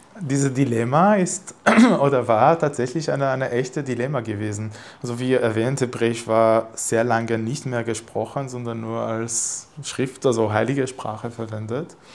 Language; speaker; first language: German; non-native, fluent; Hebrew